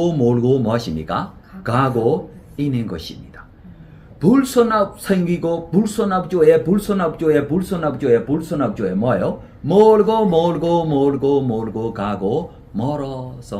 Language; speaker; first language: Korean; non-native, fluent; Burmese